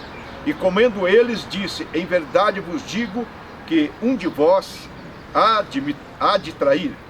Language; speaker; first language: Portuguese; native; Portuguese